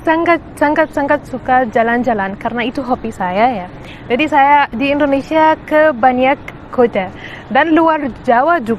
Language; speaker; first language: Indonesian; non-native, fluent; Arabic